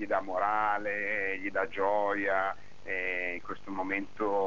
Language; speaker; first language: Italian; native; Italian